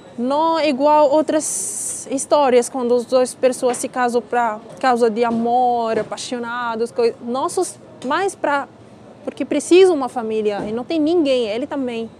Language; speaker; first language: Portuguese; non-native, learner; Arabic